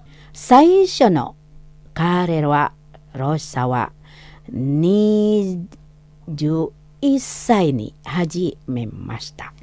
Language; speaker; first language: Japanese; non-native, fluent; Indonesian